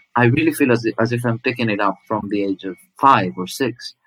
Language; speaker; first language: English; non-native, fluent; Greek